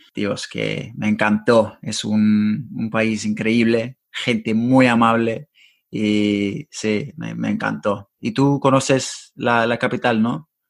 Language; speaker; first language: Spanish; non-native, fluent; English